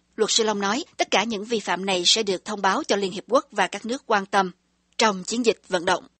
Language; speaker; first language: Vietnamese; native; Vietnamese